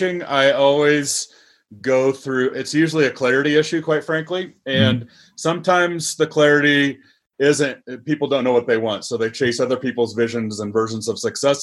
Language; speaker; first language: English; native; English